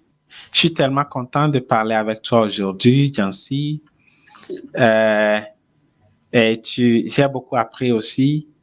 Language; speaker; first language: French; non-native, fluent; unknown